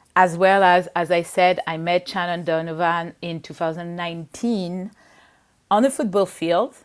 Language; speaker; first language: English; non-native, fluent; French